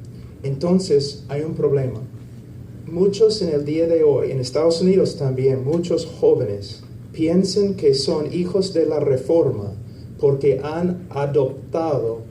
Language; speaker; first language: Spanish; non-native, fluent; English